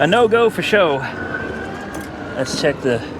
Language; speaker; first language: English; native; English